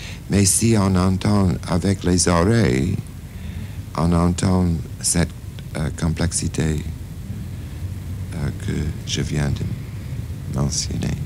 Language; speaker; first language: French; non-native, fluent; English